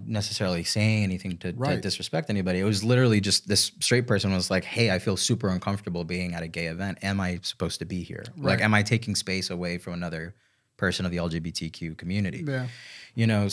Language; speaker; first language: English; native; English